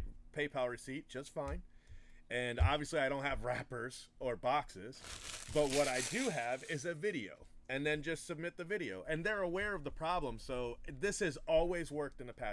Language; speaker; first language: English; native; English